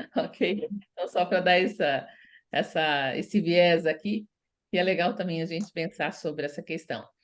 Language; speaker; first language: Portuguese; native; Portuguese